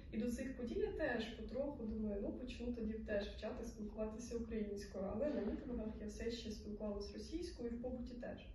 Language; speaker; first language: Ukrainian; non-native, local second language; Russian